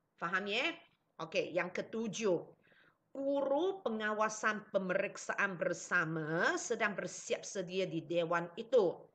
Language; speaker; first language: Malay; non-native, local second language; Chinese